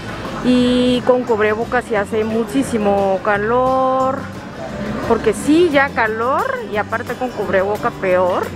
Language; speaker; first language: Spanish; non-native, learner; Korean